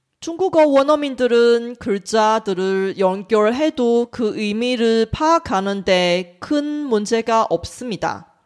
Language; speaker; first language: Korean; non-native, fluent; Chinese